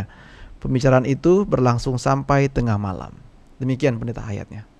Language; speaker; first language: Indonesian; native; Indonesian